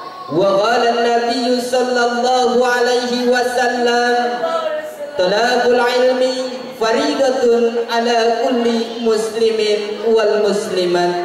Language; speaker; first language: Arabic; non-native, learner; Indonesian